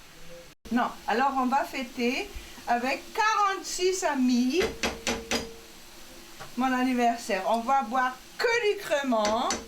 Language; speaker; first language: French; non-native, fluent; German